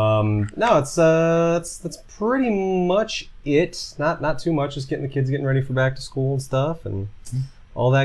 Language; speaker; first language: English; native; English